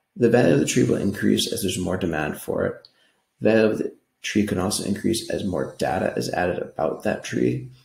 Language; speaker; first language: English; native; English